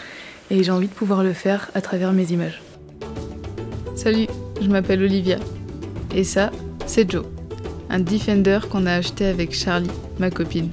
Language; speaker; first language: French; native; French